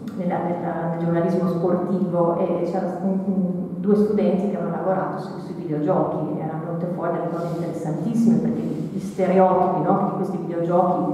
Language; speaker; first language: Italian; native; Italian